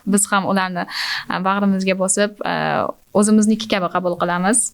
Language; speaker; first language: Uzbek; native; Uzbek